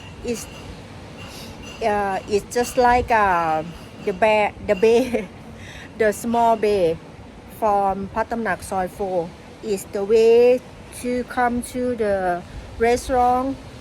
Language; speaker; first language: English; non-native, learner; Thai